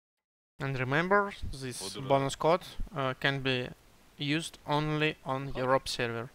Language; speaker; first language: English; non-native, learner; Russian